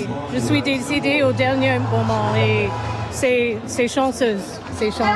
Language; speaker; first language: French; non-native, learner; English